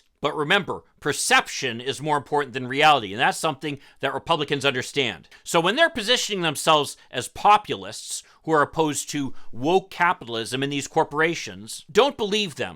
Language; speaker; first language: English; native; English